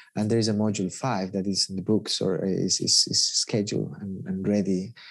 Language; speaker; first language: English; non-native, fluent; Spanish